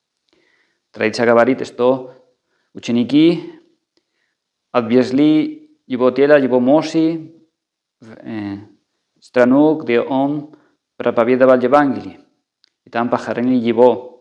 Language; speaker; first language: Russian; non-native, fluent; Spanish